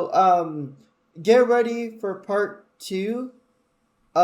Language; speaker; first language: English; native; English